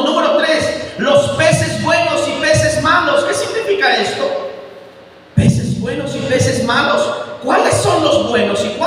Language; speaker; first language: Spanish; native; Spanish